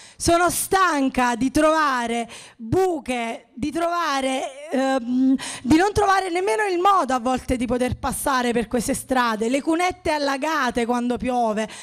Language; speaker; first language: Italian; native; Italian